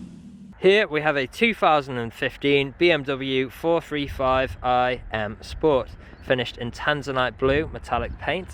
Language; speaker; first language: English; native; English